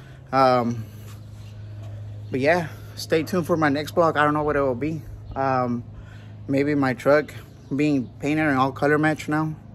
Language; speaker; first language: English; early bilingual, other home language; Spanish